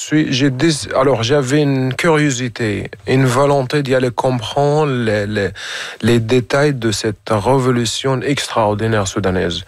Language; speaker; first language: French; non-native, fluent; Arabic